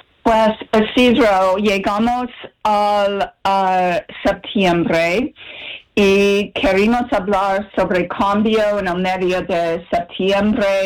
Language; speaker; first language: Spanish; non-native, learner; English